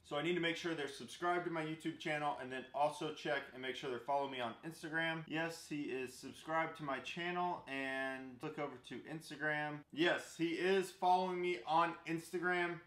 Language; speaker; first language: English; native; English